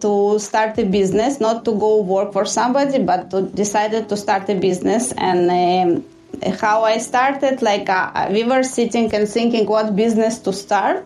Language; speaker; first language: English; non-native, fluent; Russian